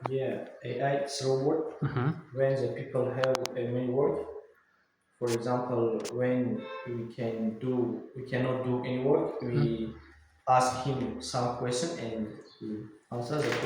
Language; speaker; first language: English; non-native, learner; Tajik